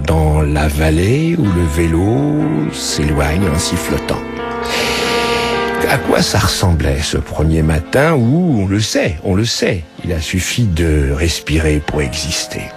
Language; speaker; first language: French; native; French